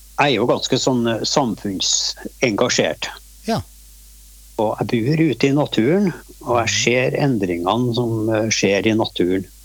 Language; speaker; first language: Norwegian; native; Norwegian